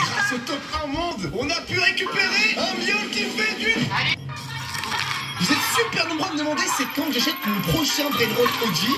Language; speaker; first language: French; native; French